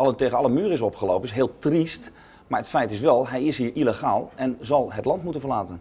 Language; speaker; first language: Dutch; native; Dutch